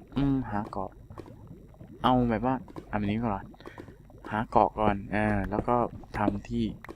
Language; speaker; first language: Thai; native; Thai